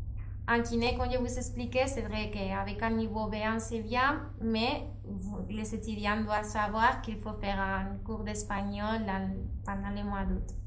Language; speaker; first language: French; non-native, fluent; Spanish